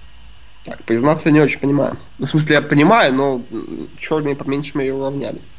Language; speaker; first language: Russian; native; Russian